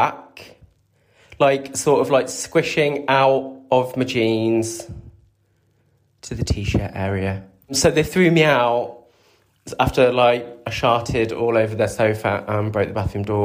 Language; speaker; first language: English; native; English